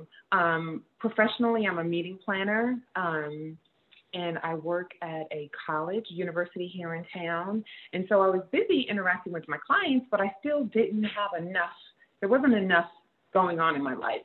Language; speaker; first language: English; native; English